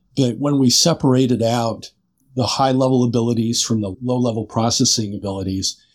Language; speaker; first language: English; native; English